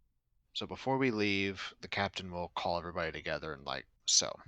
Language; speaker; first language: English; native; English